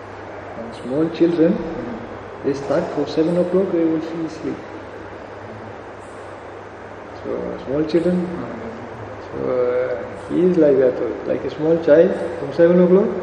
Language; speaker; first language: English; non-native, fluent; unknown